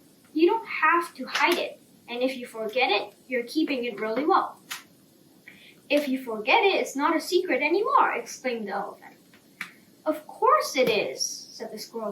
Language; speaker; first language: English; non-native, fluent; Korean